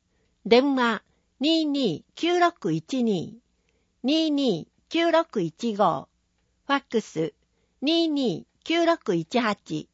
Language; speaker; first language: Japanese; native; Japanese